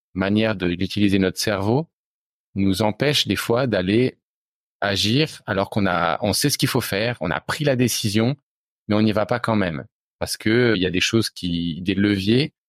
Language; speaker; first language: French; native; French